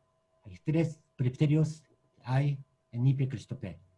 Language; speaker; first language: Spanish; non-native, learner; Korean